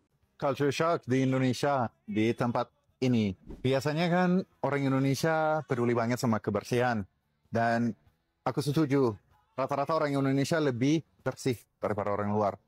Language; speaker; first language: Indonesian; non-native, fluent; Swedish